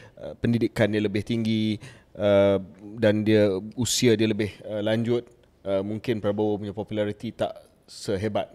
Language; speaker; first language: Malay; native; Malay